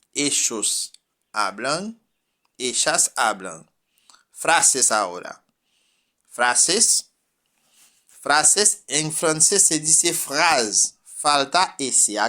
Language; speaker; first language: Spanish; non-native, fluent; French